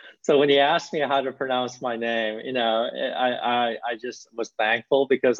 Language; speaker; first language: English; early bilingual, other home language; Korean